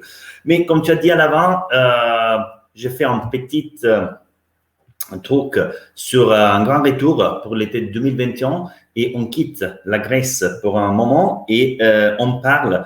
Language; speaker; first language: French; non-native, fluent; Italian